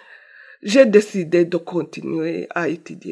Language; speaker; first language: French; non-native, learner; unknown